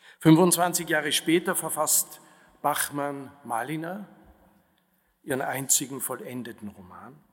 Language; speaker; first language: German; native; German